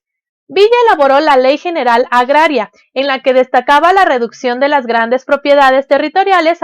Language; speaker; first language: Spanish; native; Spanish